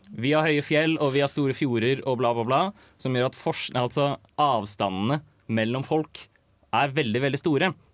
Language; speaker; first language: Norwegian; native; Norwegian